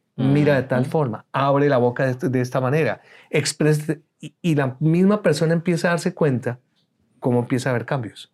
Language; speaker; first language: Spanish; native; Spanish